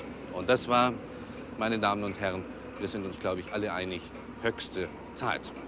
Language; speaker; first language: German; native; German